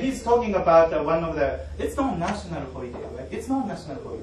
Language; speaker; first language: English; non-native, fluent; Japanese